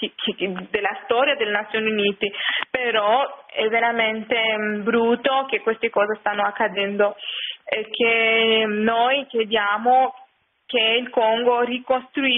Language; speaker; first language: Italian; non-native, fluent; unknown